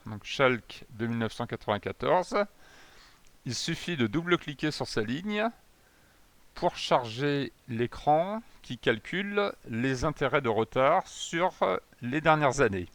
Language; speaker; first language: French; native; French